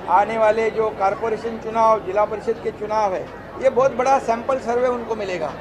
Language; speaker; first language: Hindi; non-native, local second language; Marathi